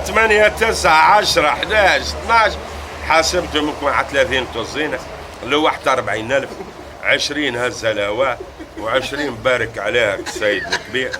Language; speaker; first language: Arabic; native; Arabic